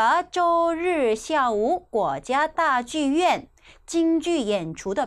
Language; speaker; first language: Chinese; non-native, fluent; Korean